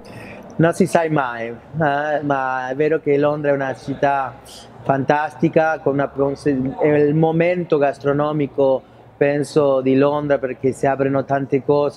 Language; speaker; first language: Italian; non-native, fluent; Spanish